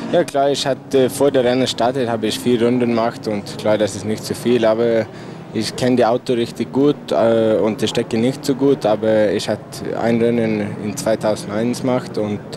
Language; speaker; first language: German; non-native, learner; Swedish